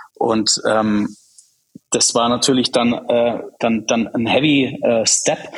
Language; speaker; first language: German; early bilingual, other home language; Czech